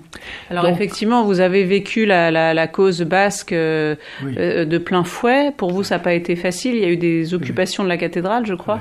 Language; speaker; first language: French; native; French